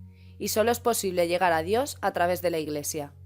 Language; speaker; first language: Spanish; native; Spanish